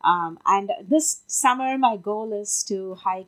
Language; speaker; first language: English; non-native, local second language; Tamil